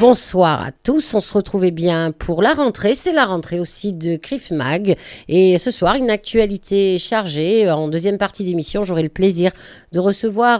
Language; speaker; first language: French; native; French